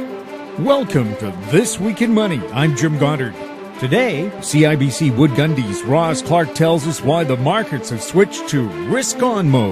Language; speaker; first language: English; native; English